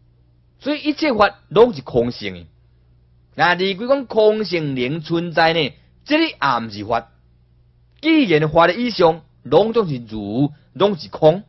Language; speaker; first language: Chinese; non-native, local second language; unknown